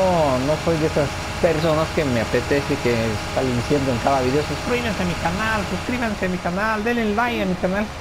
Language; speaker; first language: Spanish; native; Spanish